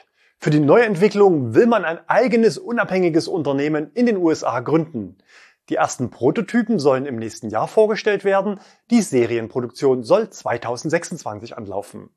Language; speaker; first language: German; native; German